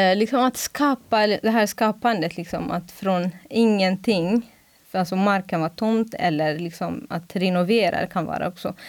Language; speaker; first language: Swedish; non-native, fluent; Amharic